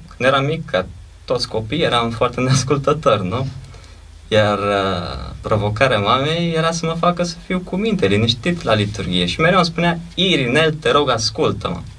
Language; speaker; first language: Romanian; native; Romanian